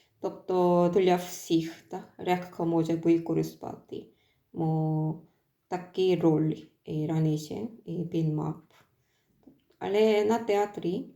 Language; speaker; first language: Ukrainian; non-native, learner; Korean